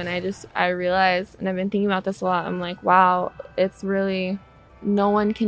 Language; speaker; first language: English; native; English